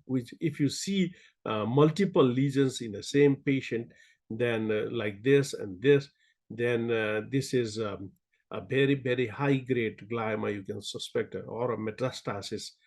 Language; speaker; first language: English; non-native, local second language; Nepali